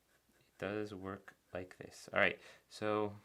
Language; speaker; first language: English; native; English